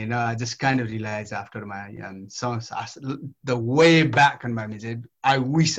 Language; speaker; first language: English; non-native, local second language; Nepali